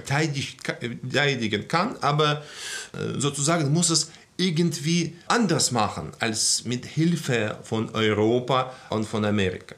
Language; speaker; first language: German; non-native, fluent; Russian